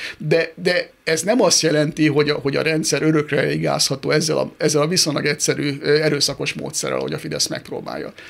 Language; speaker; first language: Hungarian; native; Hungarian